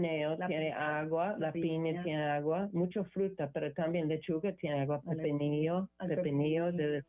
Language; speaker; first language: Spanish; non-native, learner; English